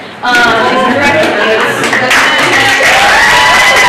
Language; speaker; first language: English; native; English